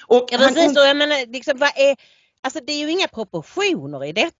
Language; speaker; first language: Swedish; native; Swedish